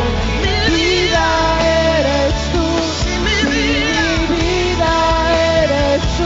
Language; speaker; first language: Spanish; native; Spanish